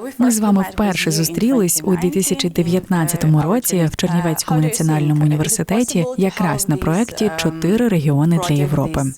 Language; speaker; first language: Ukrainian; native; Ukrainian